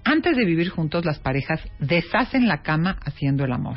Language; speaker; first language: Spanish; native; Spanish